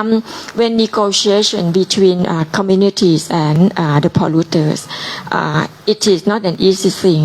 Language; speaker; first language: English; non-native, fluent; Thai